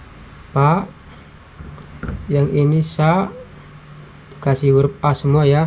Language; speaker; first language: Indonesian; non-native, local second language; Javanese